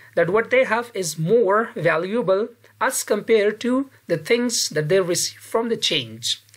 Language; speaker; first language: English; non-native, fluent; Pashto